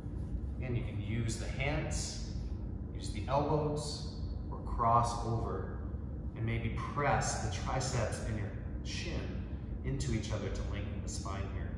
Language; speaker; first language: English; native; English